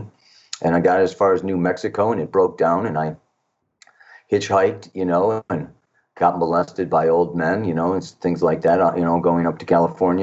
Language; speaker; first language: English; native; English